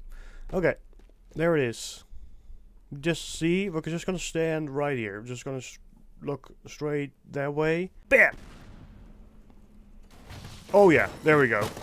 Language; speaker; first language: English; non-native, fluent; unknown